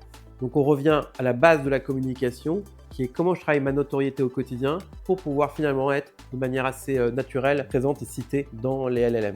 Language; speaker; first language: French; native; French